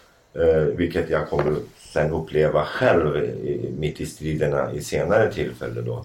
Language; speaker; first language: Swedish; non-native, fluent; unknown